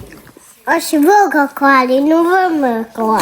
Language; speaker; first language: Albanian; early bilingual, heritage; Albanian